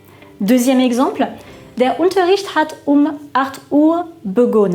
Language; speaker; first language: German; non-native, fluent; French